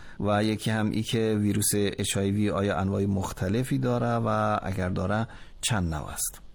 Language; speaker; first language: Persian; native; Persian